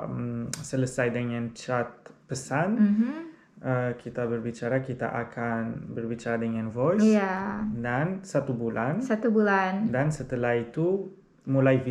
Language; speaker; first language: Indonesian; non-native, learner; Arabic